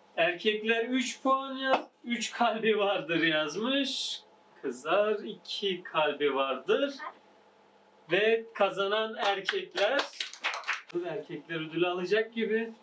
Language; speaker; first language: Turkish; native; Turkish